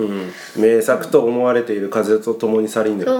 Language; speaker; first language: Japanese; native; Japanese